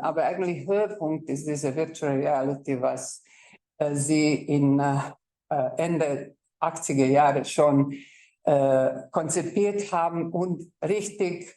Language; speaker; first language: German; non-native, fluent; Croatian